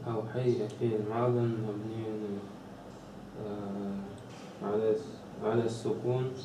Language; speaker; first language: Arabic; non-native, learner; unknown